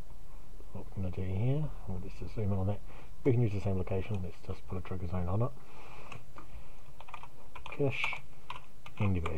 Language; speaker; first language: English; native; English